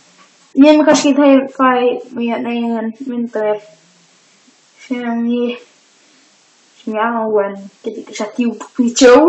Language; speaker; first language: Icelandic; non-native, learner; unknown